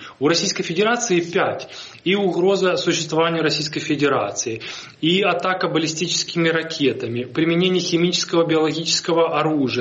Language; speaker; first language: Russian; native; Russian